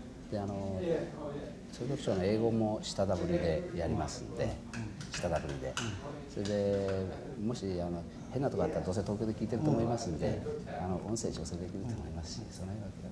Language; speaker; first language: Japanese; native; Japanese